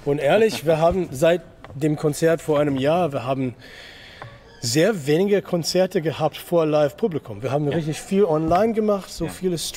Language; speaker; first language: German; non-native, fluent; English